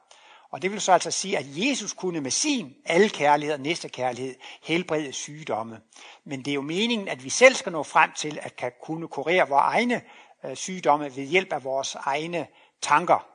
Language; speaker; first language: Danish; native; Danish